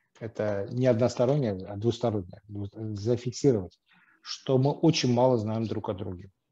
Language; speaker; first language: Russian; non-native, local second language; Armenian